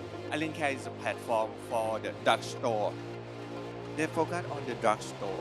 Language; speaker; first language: English; non-native, learner; Thai